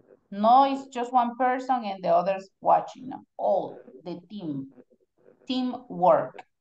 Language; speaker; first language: English; non-native, fluent; Spanish